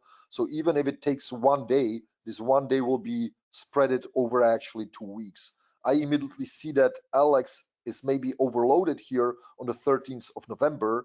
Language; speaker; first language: English; non-native, fluent; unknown